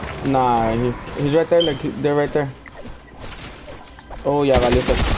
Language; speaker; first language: English; early bilingual, other home language; Spanish